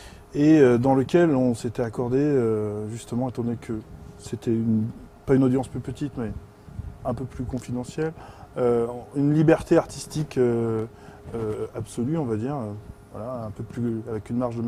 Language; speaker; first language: French; native; French